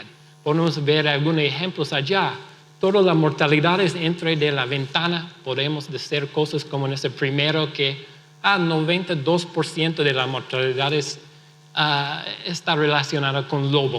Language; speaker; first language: Spanish; non-native, fluent; English